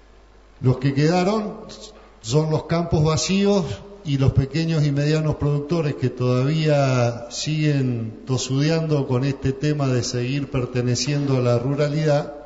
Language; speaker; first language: Spanish; native; Spanish